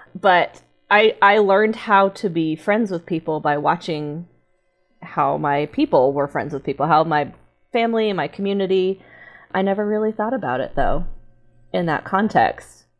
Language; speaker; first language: English; native; English